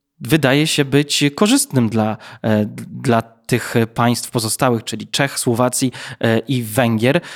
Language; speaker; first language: Polish; native; Polish